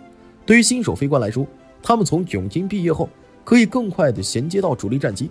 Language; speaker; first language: Chinese; native; Chinese